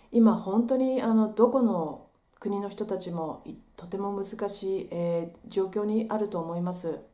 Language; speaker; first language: Japanese; native; Japanese